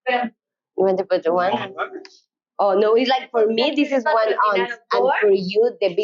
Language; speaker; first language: English; non-native, learner; Spanish